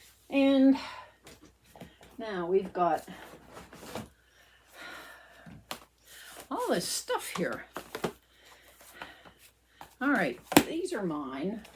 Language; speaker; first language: English; native; English